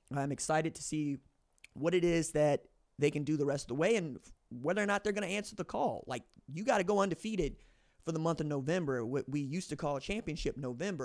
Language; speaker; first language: English; native; English